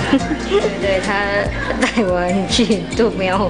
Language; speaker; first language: Chinese; non-native, learner; Vietnamese